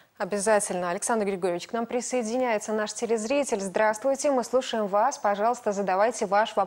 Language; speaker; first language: Russian; native; Russian